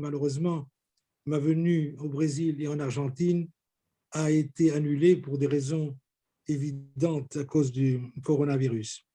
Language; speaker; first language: French; native; French